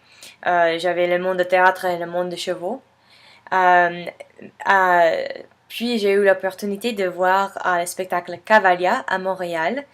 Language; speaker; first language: French; non-native, fluent; English